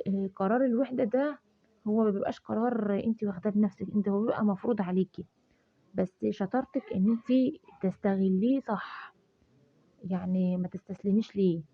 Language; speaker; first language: Arabic; native; Arabic